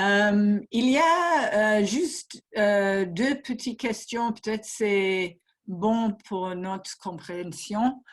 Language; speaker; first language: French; non-native, fluent; English